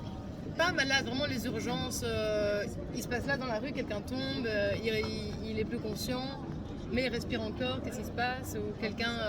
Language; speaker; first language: French; native; French